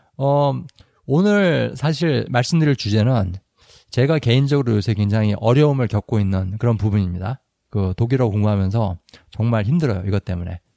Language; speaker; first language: Korean; native; Korean